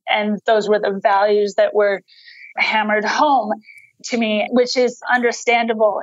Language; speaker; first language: English; native; English